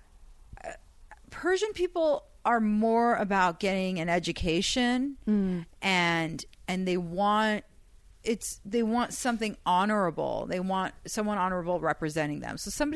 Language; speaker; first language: English; non-native, fluent; Persian